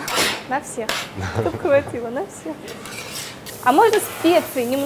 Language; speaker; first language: Russian; native; Russian